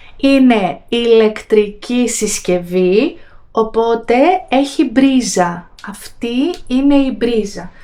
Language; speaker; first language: Greek; native; Greek